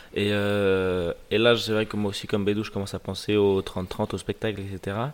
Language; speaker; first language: French; native; French